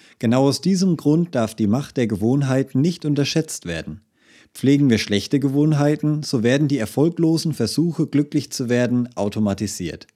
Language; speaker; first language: German; native; German